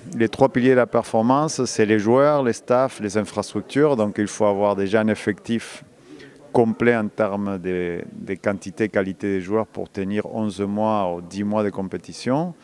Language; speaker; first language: French; non-native, fluent; Spanish